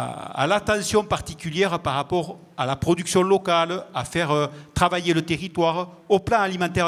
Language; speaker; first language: French; native; French